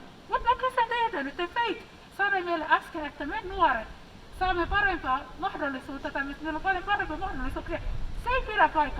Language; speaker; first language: Finnish; early bilingual, other home language; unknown